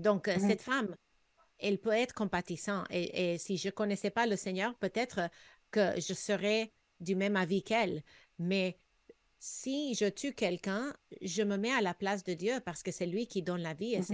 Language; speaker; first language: French; non-native, fluent; English